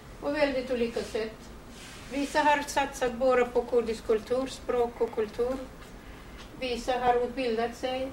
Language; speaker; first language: Swedish; non-native, fluent; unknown